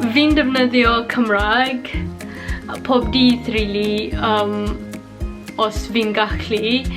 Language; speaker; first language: Welsh; non-native, learner; Malay